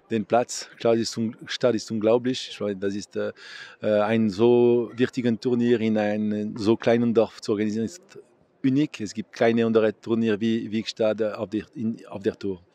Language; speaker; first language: German; non-native, local second language; French